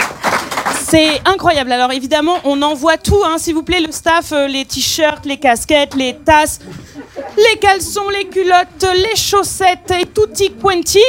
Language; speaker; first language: French; native; French